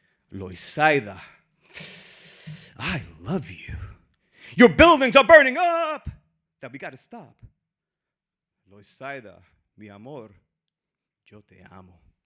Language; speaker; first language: English; native; English